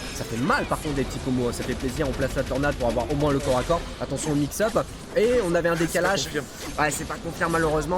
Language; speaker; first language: French; native; French